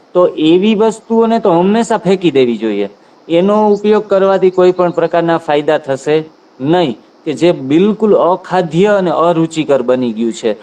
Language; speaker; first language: Gujarati; native; Gujarati